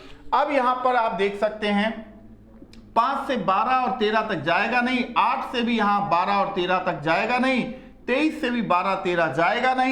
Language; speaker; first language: Hindi; native; Hindi